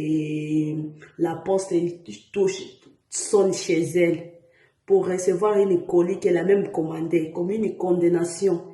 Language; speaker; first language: French; non-native, learner; Portuguese